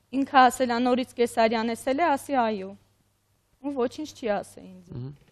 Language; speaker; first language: Armenian; native; Armenian